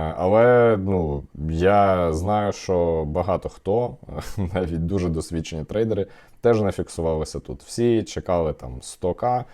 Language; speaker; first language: Ukrainian; non-native, local second language; Russian